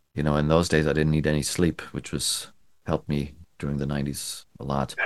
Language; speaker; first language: English; non-native, fluent; German